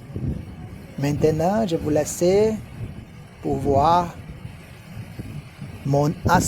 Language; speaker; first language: French; non-native, learner; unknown